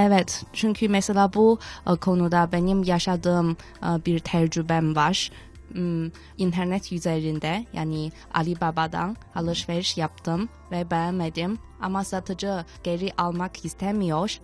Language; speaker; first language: Turkish; non-native, fluent; Chinese